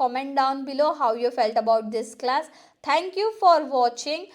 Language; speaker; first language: English; non-native, local second language; Kannada